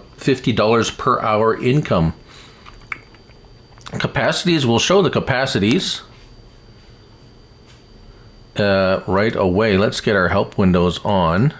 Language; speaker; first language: English; native; English